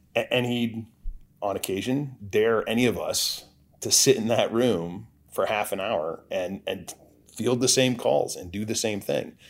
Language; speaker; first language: English; native; English